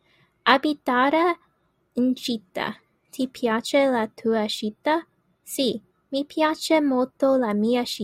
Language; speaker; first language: Italian; non-native, learner; English